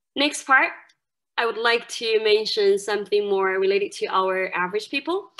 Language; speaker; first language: English; non-native, fluent; Chinese